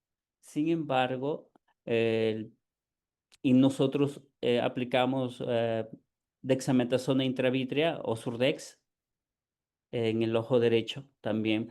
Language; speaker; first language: Spanish; native; Spanish